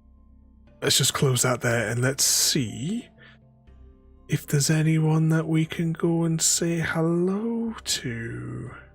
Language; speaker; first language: English; native; English